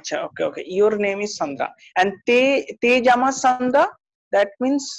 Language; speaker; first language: English; non-native, learner; Bangla